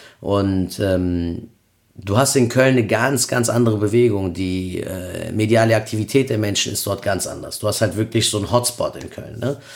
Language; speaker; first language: German; early bilingual, other home language; Spanish